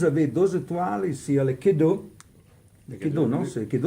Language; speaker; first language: French; non-native, learner; Italian